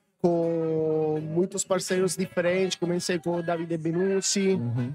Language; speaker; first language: Portuguese; non-native, learner; Italian